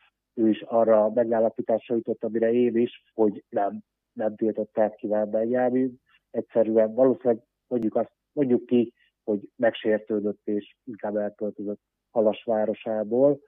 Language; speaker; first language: Hungarian; native; Hungarian